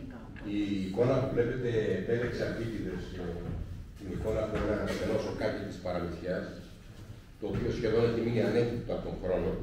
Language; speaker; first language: Greek; native; Greek